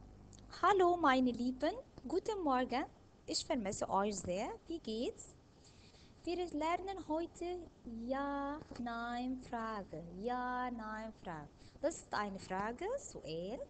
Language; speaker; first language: German; non-native, fluent; Arabic